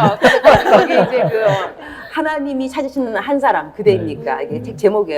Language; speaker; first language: Korean; native; Korean